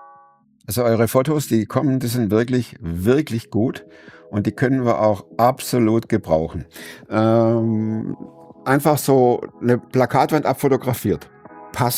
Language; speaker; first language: German; native; German